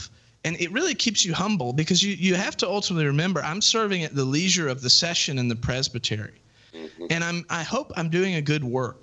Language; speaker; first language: English; native; English